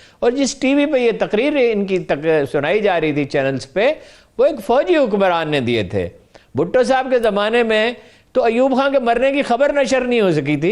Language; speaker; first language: Urdu; non-native, local second language; Punjabi